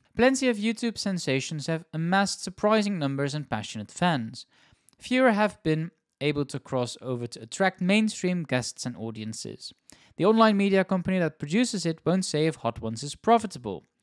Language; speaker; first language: English; non-native, fluent; Dutch